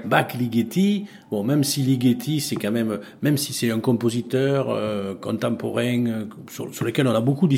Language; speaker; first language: French; native; French